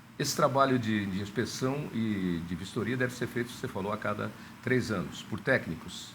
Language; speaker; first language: Portuguese; native; Portuguese